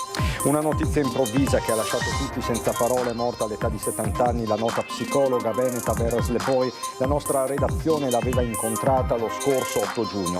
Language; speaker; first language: Italian; native; Italian